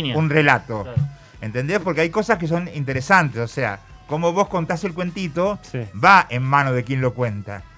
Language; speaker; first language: Spanish; native; Spanish